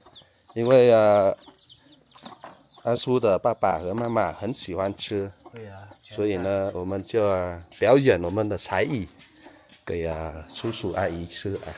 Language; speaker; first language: Chinese; non-native, learner; Vietnamese